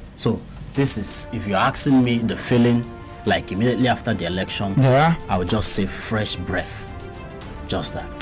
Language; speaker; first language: English; non-native, local second language; Igbo